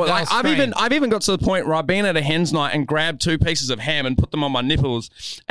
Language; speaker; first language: English; native; English